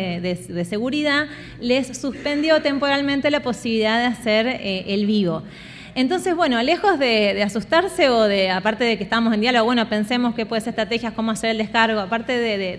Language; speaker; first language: Spanish; native; Spanish